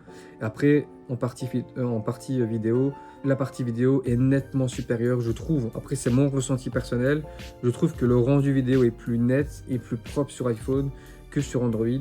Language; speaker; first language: French; native; French